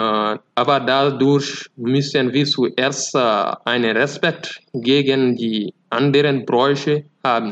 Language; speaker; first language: German; non-native, fluent; Fula